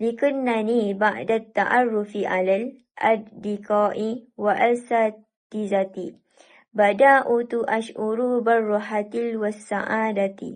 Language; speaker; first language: Arabic; non-native, learner; Malay